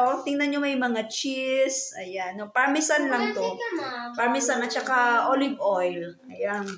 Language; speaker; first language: Filipino; native; Filipino